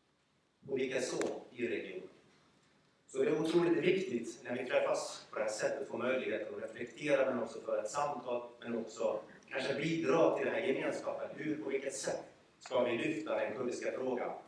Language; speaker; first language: Swedish; early bilingual, other home language; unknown